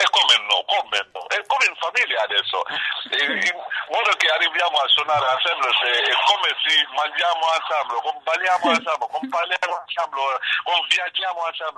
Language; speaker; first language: Italian; non-native, learner; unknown